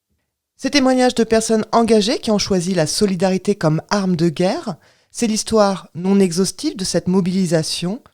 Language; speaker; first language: French; native; French